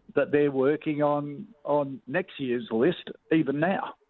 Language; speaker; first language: English; native; English